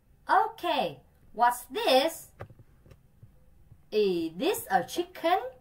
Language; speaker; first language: English; non-native, fluent; Vietnamese